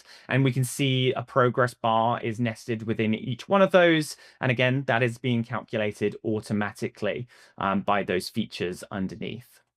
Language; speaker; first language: English; native; English